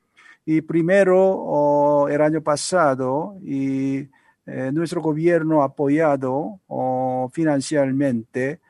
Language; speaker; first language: Spanish; non-native, learner; Korean